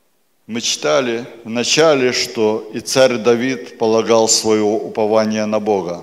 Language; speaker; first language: Polish; non-native, learner; Russian